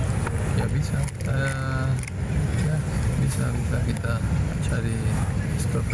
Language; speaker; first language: Indonesian; non-native, fluent; Spanish